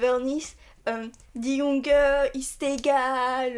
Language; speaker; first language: German; non-native, learner; French